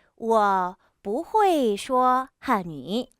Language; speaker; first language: Chinese; non-native, fluent; Korean